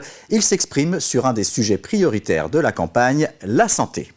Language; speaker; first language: French; native; French